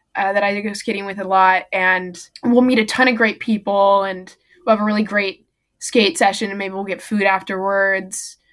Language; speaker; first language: English; native; English